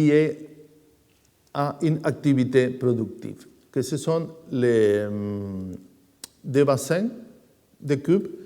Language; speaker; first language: French; non-native, fluent; Spanish